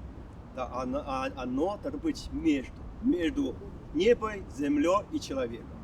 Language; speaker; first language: Russian; non-native, fluent; Chinese